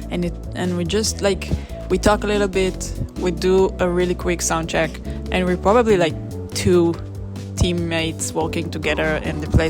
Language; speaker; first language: English; non-native, fluent; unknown